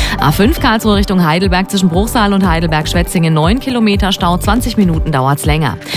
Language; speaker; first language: German; native; German